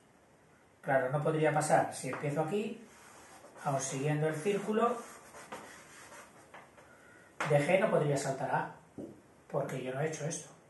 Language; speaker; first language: Spanish; native; Spanish